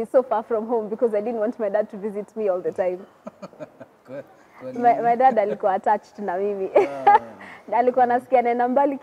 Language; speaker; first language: English; non-native, local second language; Kikuyu